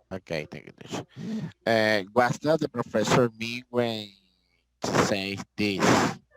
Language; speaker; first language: English; non-native, learner; Spanish